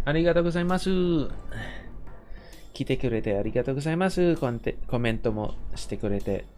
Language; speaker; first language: Japanese; non-native, fluent; English